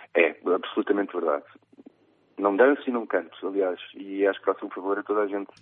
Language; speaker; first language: Portuguese; native; Portuguese